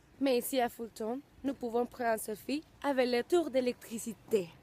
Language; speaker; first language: French; non-native, learner; English